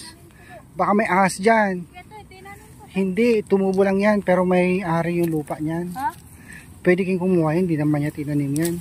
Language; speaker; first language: Filipino; native; Filipino